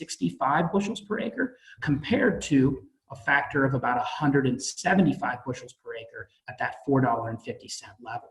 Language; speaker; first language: English; native; English